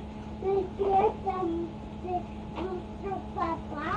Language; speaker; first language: Spanish; early bilingual, heritage; Spanish